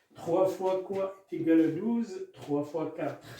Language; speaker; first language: French; non-native, local second language; Arabic